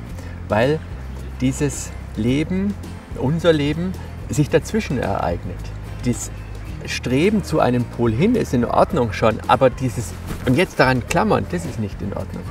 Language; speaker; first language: German; native; German